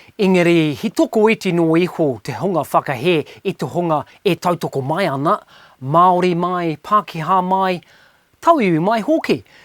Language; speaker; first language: Māori; non-native, local second language; English